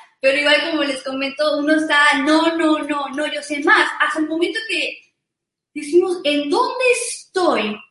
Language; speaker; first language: Spanish; early bilingual, heritage; Spanish